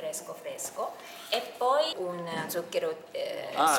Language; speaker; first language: Italian; non-native, fluent; Japanese